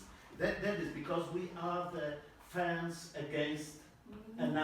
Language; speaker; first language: English; non-native, learner; Polish